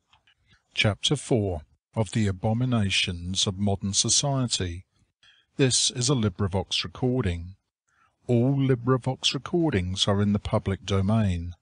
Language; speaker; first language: English; native; English